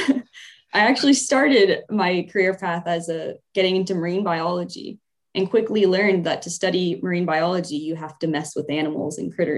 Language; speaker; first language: English; native; English